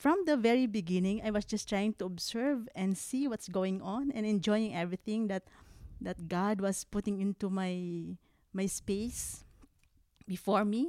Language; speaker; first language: English; non-native, local second language; Hiligaynon